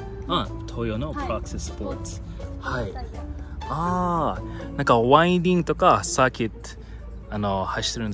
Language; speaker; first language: Japanese; non-native, fluent; English